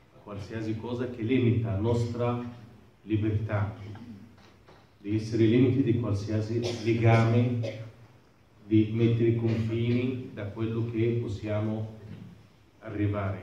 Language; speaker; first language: Italian; non-native, fluent; Arabic